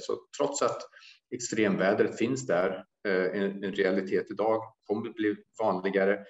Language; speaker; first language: Swedish; native; Swedish